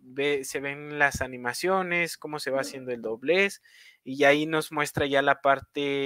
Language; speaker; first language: Spanish; native; Spanish